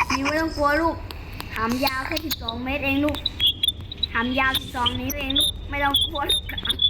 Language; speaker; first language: Thai; native; Thai